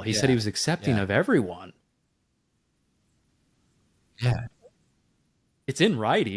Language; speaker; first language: English; native; English